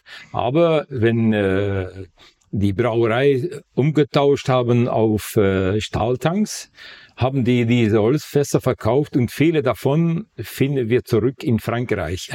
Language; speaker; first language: German; non-native, fluent; Dutch